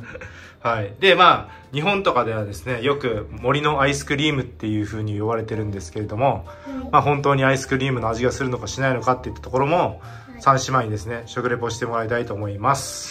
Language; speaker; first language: Japanese; native; Japanese